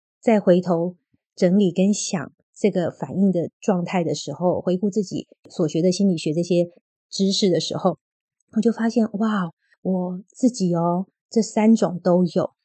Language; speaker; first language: Chinese; native; Chinese